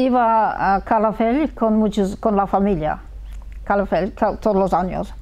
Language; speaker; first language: Spanish; early bilingual, heritage; Spanish